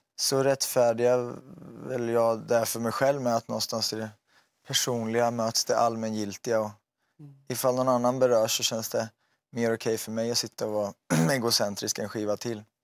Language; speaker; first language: Swedish; native; Swedish